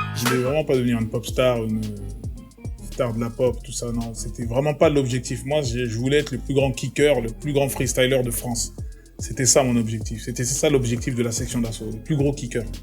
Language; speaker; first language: French; early bilingual, other home language; Lingala